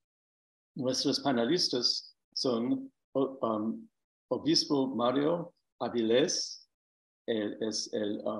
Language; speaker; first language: Spanish; non-native, fluent; English